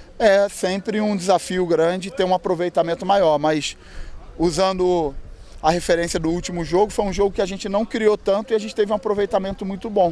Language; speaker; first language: Portuguese; native; Portuguese